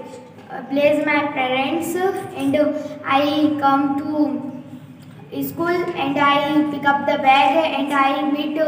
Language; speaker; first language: English; non-native, learner; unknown